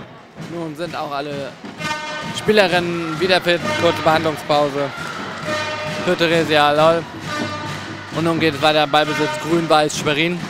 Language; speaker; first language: German; native; German